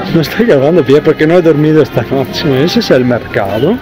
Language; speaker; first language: Spanish; non-native, fluent; Italian